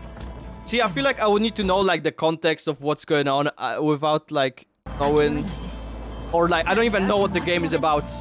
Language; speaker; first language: English; native; English